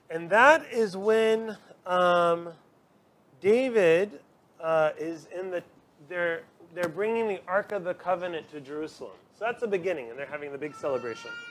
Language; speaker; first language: English; native; English